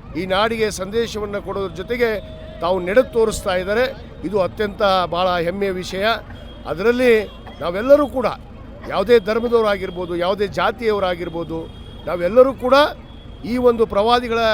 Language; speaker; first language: Kannada; native; Kannada